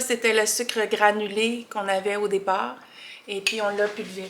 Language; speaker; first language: French; native; French